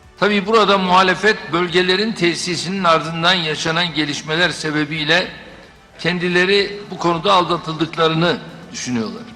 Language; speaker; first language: Turkish; native; Turkish